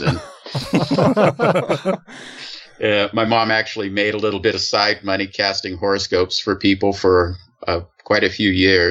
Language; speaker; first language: English; native; English